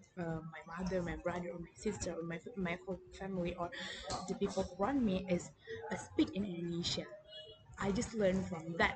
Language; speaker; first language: English; non-native, learner; Indonesian